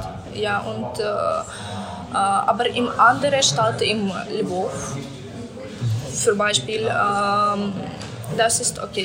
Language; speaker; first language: German; non-native, learner; Ukrainian